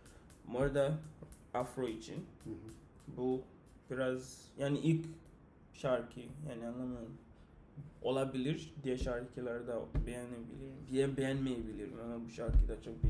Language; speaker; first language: Turkish; non-native, fluent; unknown